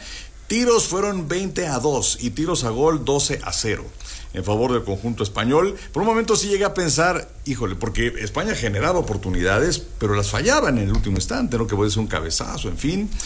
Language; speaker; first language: Spanish; native; Spanish